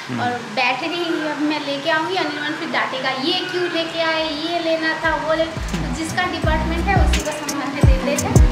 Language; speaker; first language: Hindi; non-native, local second language; Bangla